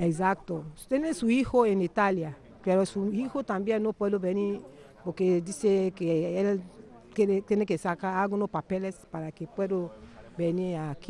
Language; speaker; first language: Spanish; non-native, learner; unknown